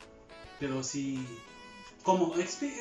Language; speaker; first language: Spanish; non-native, learner; Haitian Creole